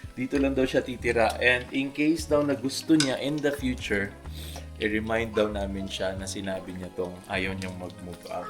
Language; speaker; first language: Filipino; non-native, local second language; Hiligaynon